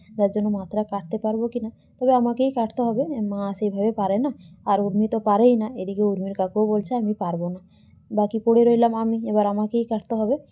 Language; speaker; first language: Bangla; non-native, local second language; Santali